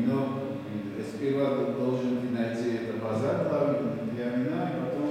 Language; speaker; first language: Russian; non-native, learner; Bulgarian